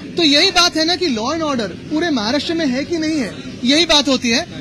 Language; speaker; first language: Hindi; non-native, local second language; Marathi